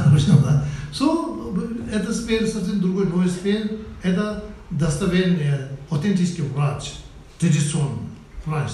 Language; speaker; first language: Russian; non-native, learner; Tibetan